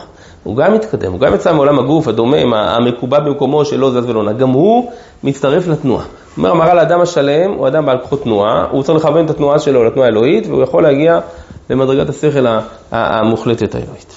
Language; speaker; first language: Hebrew; native; Hebrew